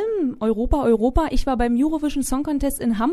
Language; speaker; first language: German; native; German